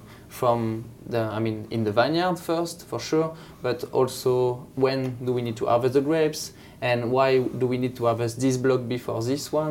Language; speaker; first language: English; non-native, fluent; French